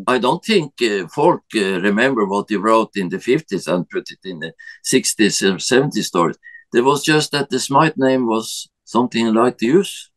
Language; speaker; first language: English; non-native, learner; Norwegian